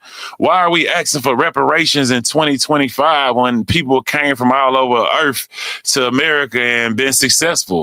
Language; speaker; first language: English; native; English